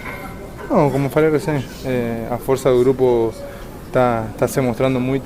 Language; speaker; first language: Portuguese; non-native, fluent; Spanish